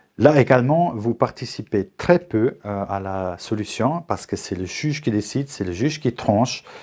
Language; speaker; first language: French; native; French